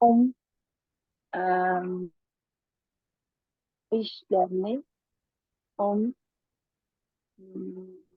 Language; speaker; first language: German; non-native, learner; Hindi